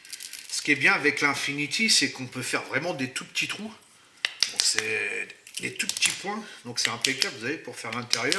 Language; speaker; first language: French; native; French